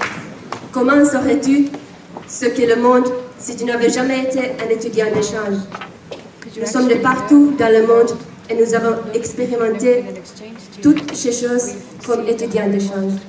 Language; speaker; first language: French; non-native, fluent; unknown